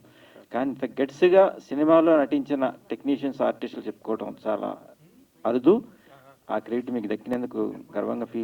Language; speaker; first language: Telugu; native; Telugu